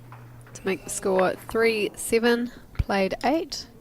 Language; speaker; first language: English; native; English